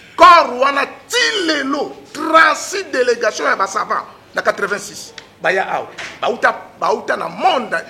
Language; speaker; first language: Lingala; non-native, local second language; Kongo